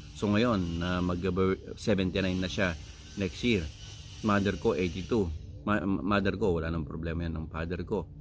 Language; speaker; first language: Filipino; non-native, local second language; Iloko